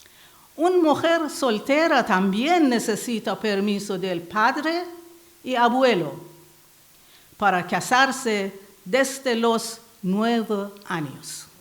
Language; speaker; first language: Spanish; non-native, learner; Persian